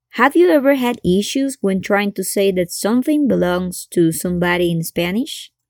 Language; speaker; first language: English; non-native, fluent; Spanish